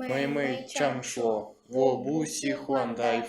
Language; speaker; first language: Chinese; non-native, learner; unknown